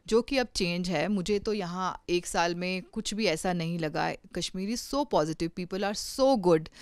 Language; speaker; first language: Hindi; native; Hindi